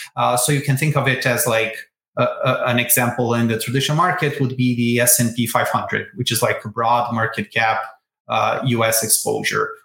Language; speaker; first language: English; non-native, fluent; Portuguese